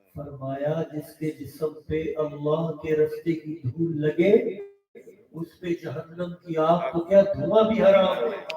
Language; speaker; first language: Urdu; non-native, local second language; Pashto